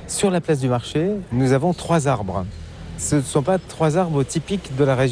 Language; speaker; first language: French; native; French